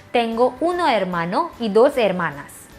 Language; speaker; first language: Spanish; non-native, learner; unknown